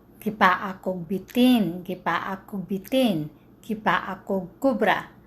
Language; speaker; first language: Cebuano; non-native, local second language; Filipino